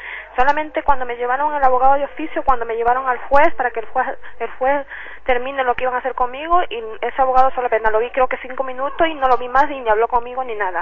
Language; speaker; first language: Spanish; native; Spanish